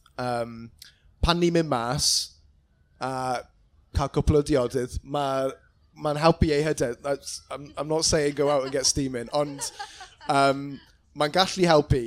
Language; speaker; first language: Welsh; non-native, local second language; English